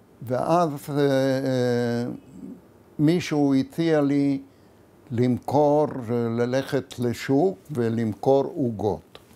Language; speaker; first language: Hebrew; non-native, fluent; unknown